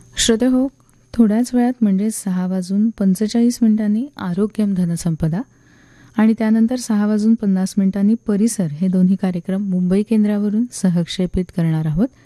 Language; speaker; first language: Marathi; native; Marathi